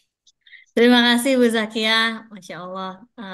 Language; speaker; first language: Indonesian; native; Indonesian